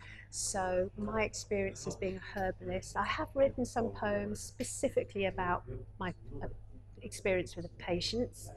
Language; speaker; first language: English; non-native, fluent; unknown